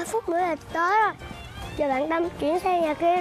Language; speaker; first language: Vietnamese; native; Vietnamese